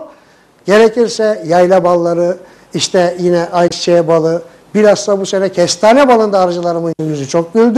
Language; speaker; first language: Turkish; native; Turkish